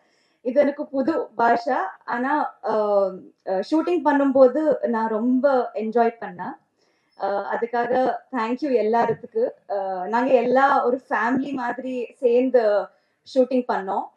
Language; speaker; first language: Tamil; non-native, learner; Telugu